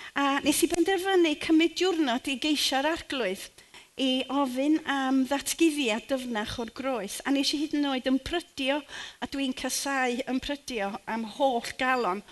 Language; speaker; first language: Welsh; native; Welsh